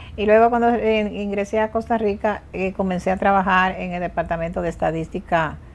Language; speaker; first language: Spanish; native; Spanish